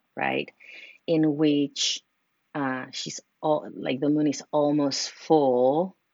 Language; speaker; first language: English; non-native, fluent; Spanish